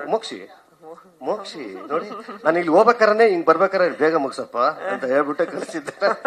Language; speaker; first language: Kannada; native; Kannada